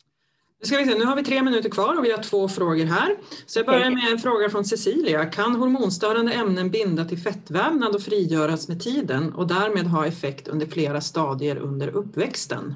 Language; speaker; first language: Swedish; native; Swedish